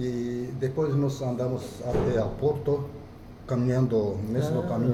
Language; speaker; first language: Portuguese; non-native, fluent; Japanese